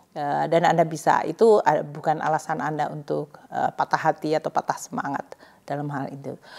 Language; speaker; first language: Indonesian; native; Indonesian